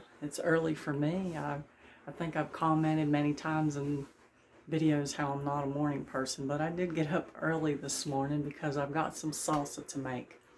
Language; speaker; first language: English; native; English